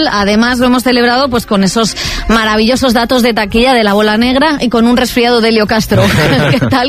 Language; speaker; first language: Spanish; native; Spanish